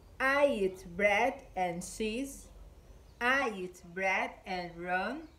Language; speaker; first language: English; non-native, fluent; Portuguese